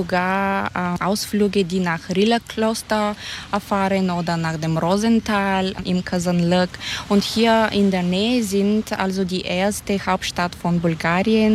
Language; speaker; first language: German; non-native, fluent; Bulgarian